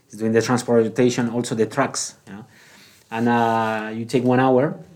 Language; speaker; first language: English; non-native, learner; Spanish